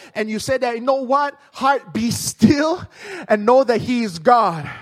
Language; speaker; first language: English; non-native, local second language; Min Nan Chinese